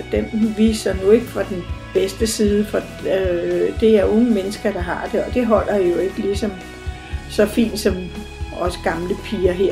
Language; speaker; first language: Danish; native; Danish